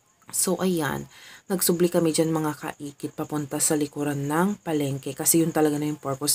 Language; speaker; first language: Filipino; non-native, local second language; Iloko